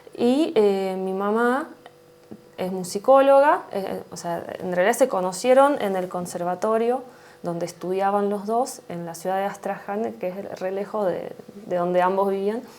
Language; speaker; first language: Spanish; non-native, fluent; Russian